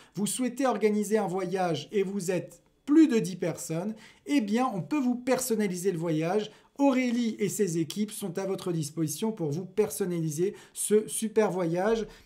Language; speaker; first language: French; native; French